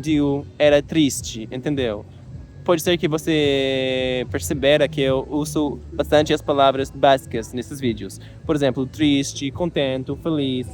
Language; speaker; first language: Portuguese; non-native, learner; English